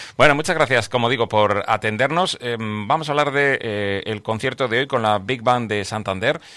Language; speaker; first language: Spanish; native; Spanish